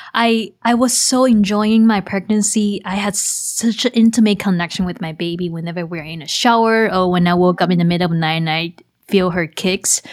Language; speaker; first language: English; non-native, fluent; Chinese